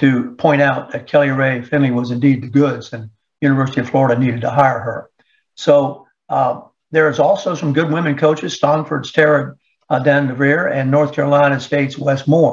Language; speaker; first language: English; native; English